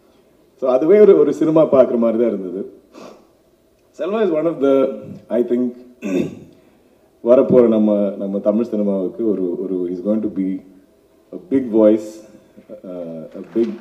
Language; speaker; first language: Tamil; non-native, local second language; Malayalam